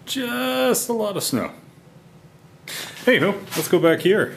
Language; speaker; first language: English; native; English